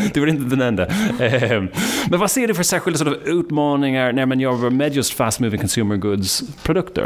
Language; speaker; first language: Swedish; non-native, fluent; English